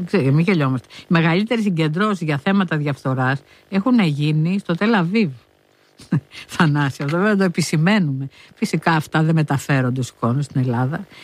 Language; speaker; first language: Greek; native; Greek